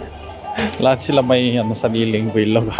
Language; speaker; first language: Filipino; non-native, learner; Korean